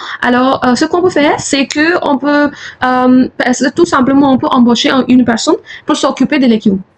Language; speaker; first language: French; non-native, fluent; Hindi